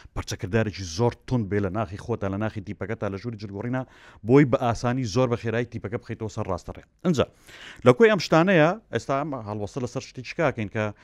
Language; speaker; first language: Central Kurdish; native; Central Kurdish